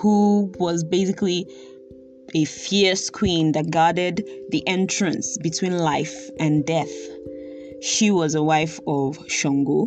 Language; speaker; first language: English; non-native, local second language; Yoruba